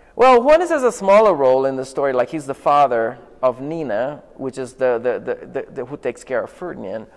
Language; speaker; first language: English; non-native, fluent; Portuguese